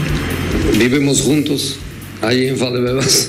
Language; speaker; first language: Spanish; non-native, fluent; Portuguese